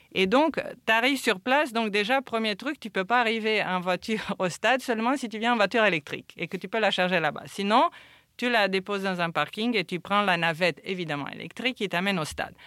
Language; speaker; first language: French; non-native, fluent; Romanian